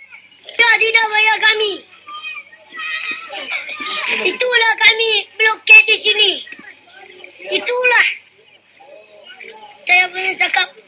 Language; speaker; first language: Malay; non-native, local second language; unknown